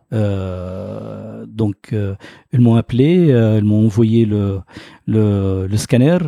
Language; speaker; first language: French; non-native, fluent; Arabic